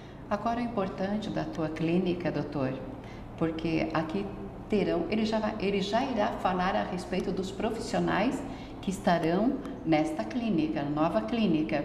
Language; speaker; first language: Portuguese; native; Portuguese